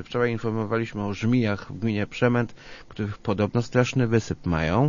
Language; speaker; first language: Polish; native; Polish